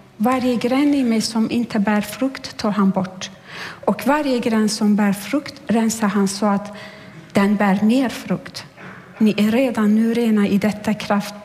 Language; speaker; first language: Swedish; non-native, fluent; Turkish